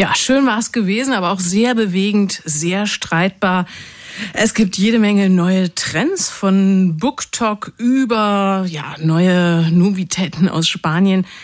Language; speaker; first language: German; native; German